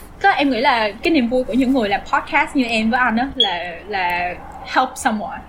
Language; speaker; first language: Vietnamese; early bilingual, heritage; Vietnamese